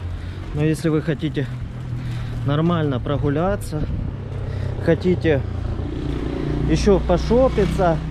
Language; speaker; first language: Russian; native; Russian